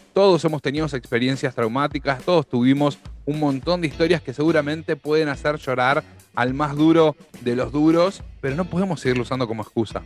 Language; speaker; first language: Spanish; native; Spanish